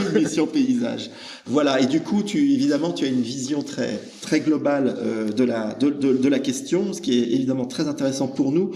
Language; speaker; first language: French; native; French